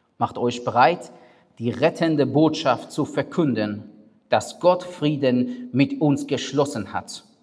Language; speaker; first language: German; non-native, fluent; Persian